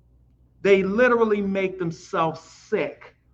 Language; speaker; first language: English; native; English